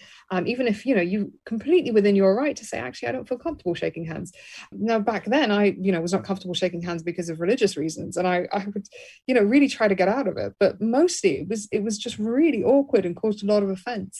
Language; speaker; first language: English; native; English